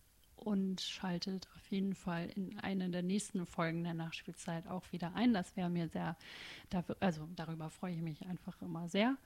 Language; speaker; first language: German; native; German